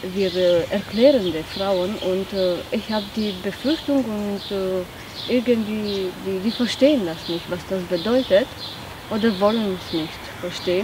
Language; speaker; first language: German; non-native, fluent; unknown